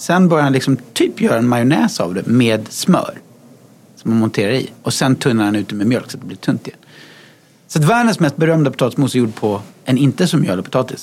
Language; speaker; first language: Swedish; native; Swedish